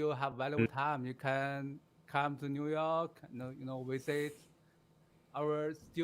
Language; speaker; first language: English; non-native, learner; Chinese